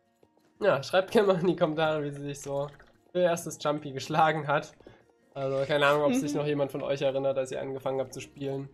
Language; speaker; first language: German; native; German